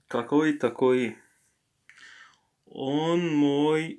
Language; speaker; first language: Russian; non-native, learner; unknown